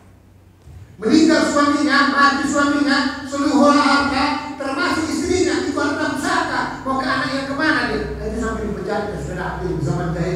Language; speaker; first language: Indonesian; native; Indonesian